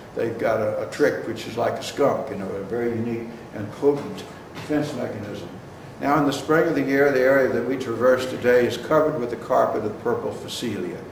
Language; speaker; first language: English; native; English